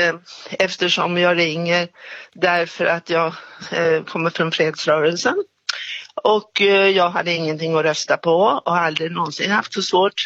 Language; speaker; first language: Swedish; native; Swedish